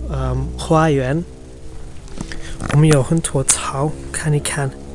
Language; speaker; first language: Chinese; non-native, learner; Dutch